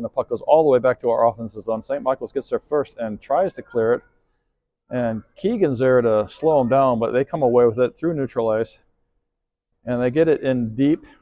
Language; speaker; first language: English; native; English